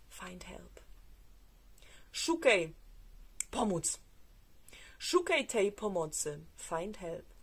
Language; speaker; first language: Polish; early bilingual, heritage; Polish